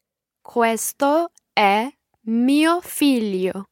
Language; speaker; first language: Italian; non-native, learner; English